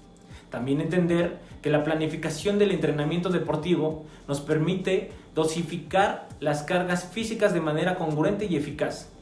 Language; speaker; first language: Spanish; native; Spanish